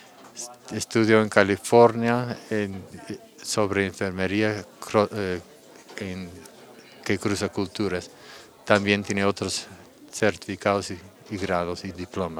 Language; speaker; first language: Spanish; non-native, fluent; English